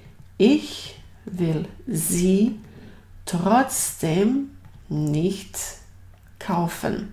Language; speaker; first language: German; non-native, fluent; Bosnian